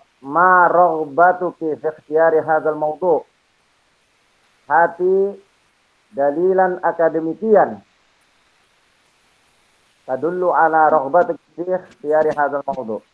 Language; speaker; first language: Arabic; non-native, fluent; Indonesian